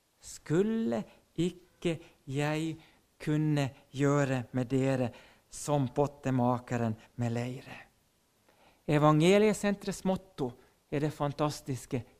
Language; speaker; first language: Norwegian; non-native, fluent; Finnish